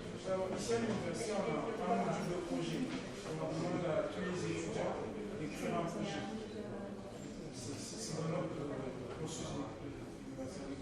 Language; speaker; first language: French; non-native, local second language; Arabic